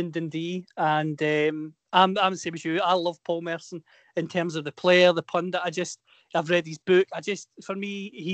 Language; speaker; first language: English; native; English